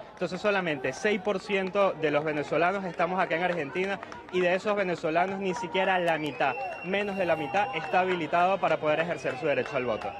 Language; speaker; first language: Spanish; native; Spanish